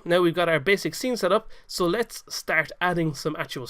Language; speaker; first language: English; native; English